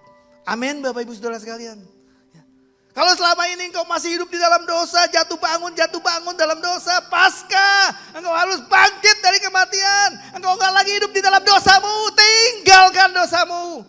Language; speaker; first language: Indonesian; native; Indonesian